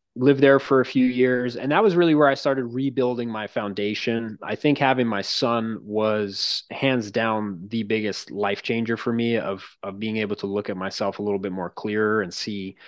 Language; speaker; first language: English; native; English